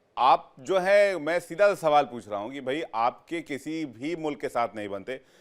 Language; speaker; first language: Hindi; native; Hindi